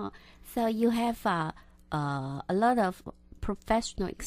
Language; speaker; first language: English; non-native, local second language; Chinese